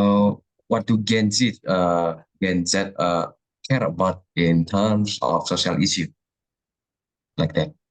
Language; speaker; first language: English; non-native, learner; Indonesian